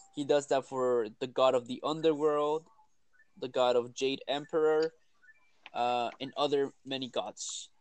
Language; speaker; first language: English; early bilingual, other home language; Spanish